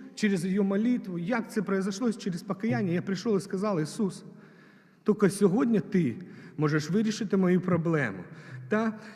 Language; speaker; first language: Ukrainian; non-native, local second language; Russian